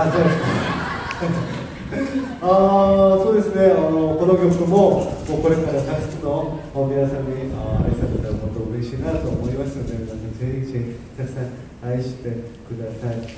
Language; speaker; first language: Japanese; non-native, fluent; Korean